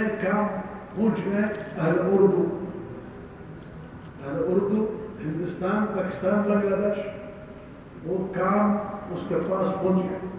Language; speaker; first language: Urdu; non-native, learner; Arabic